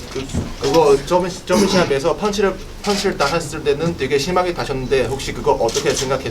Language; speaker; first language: Korean; non-native, learner; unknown